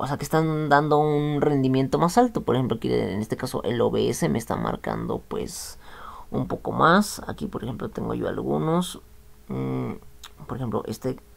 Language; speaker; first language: Spanish; native; Spanish